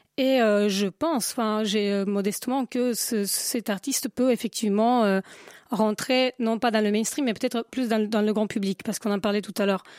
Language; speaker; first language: French; non-native, fluent; Italian